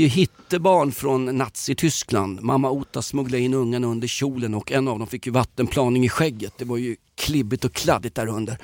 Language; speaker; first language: Swedish; native; Swedish